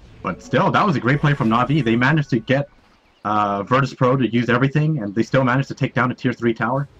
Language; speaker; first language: English; native; English